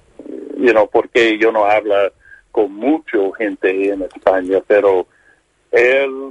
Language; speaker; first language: Spanish; non-native, learner; English